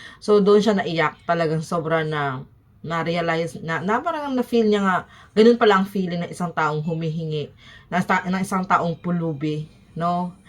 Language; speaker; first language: Filipino; native; Filipino